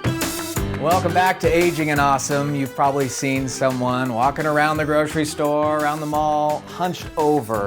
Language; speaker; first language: English; native; English